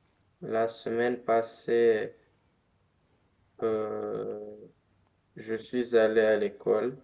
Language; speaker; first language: French; non-native, learner; Romanian